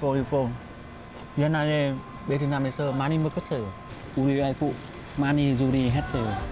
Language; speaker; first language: Korean; non-native, learner; Vietnamese